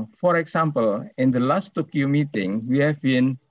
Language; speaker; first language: English; non-native, fluent; Indonesian